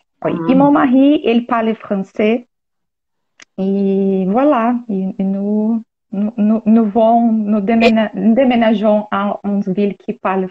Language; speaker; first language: French; non-native, learner; Portuguese